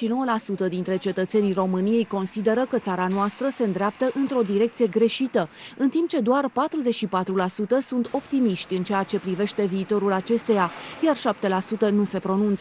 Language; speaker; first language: Romanian; native; Romanian